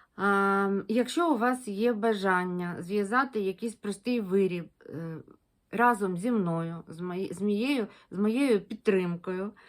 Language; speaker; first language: Ukrainian; non-native, local second language; Russian